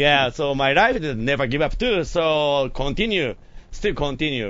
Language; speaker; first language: English; non-native, learner; Japanese